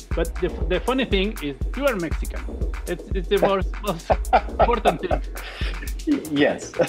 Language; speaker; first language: English; non-native, learner; Spanish